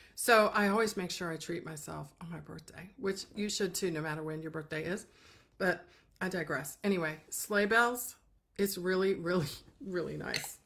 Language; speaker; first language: English; native; English